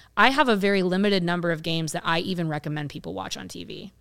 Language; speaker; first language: English; native; English